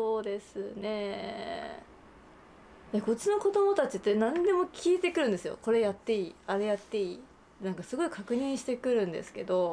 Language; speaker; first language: Japanese; native; Japanese